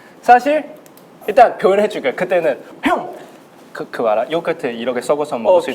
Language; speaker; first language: Korean; non-native, local second language; Chinese